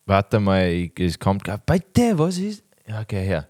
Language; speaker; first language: German; non-native, learner; English